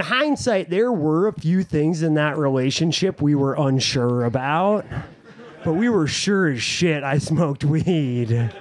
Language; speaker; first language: English; native; English